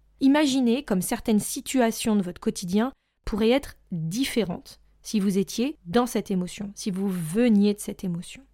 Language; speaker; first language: French; native; French